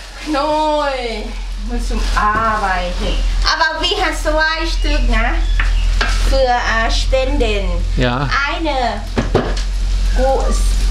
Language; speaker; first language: German; non-native, learner; Thai